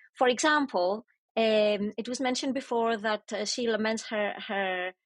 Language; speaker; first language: English; non-native, fluent; Greek